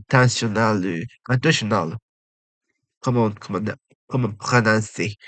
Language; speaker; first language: French; non-native, learner; Japanese